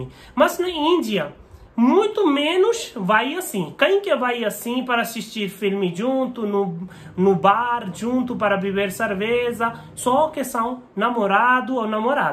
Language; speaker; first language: Portuguese; non-native, learner; Hindi